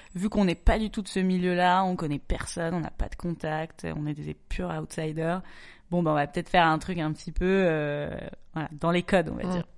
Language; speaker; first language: French; native; French